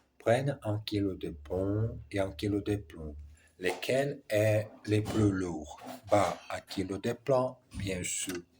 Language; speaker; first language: French; non-native, learner; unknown